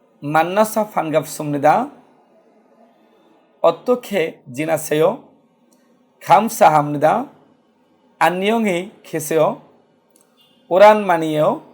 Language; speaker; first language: Korean; non-native, fluent; Bangla